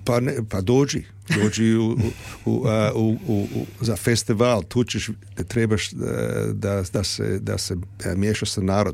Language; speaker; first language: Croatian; early bilingual, heritage; Serbian